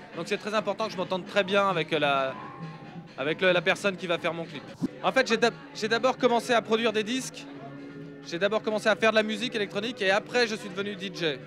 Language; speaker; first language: French; native; French